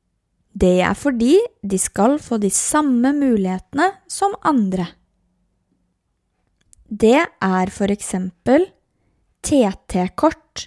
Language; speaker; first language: Swedish; non-native, learner; Norwegian